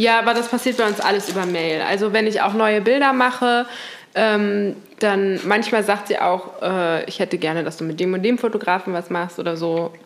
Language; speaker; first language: German; native; German